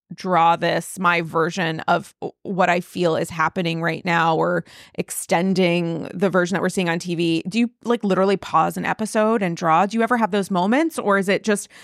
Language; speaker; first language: English; native; English